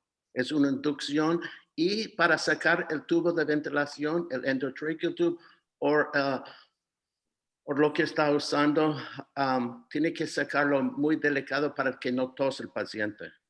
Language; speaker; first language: Spanish; non-native, fluent; English